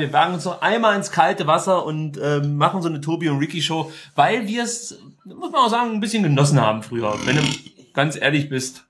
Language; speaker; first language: German; native; German